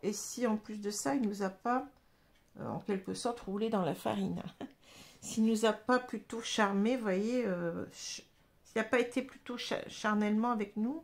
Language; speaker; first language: French; native; French